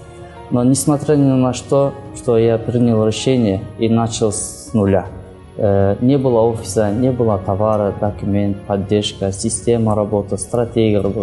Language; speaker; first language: Russian; non-native, learner; Kyrgyz